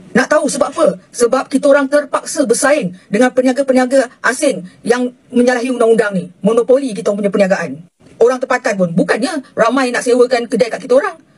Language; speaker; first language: Malay; native; Malay